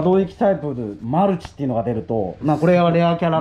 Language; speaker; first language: Japanese; native; Japanese